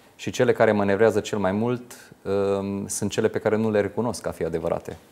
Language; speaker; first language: Romanian; non-native, local second language; Hungarian